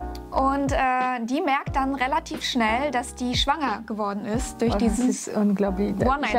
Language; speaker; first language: German; native; German